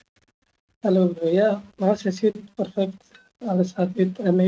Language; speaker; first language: Dutch; non-native, fluent; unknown